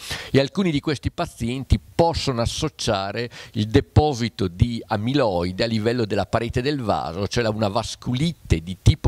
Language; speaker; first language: Italian; native; Italian